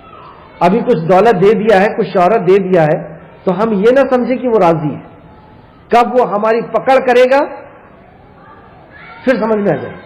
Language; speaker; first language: Urdu; native; Urdu